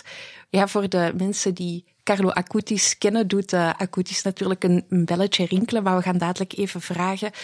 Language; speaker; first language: Dutch; native; Dutch